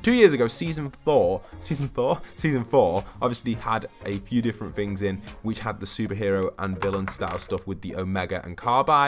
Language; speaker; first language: English; native; English